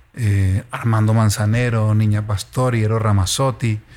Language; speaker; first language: Spanish; native; Spanish